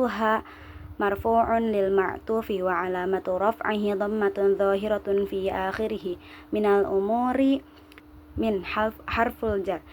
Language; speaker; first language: Arabic; non-native, learner; Indonesian